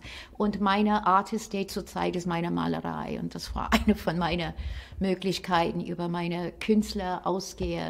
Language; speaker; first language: German; non-native, fluent; English